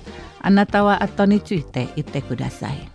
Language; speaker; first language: Japanese; non-native, learner; Indonesian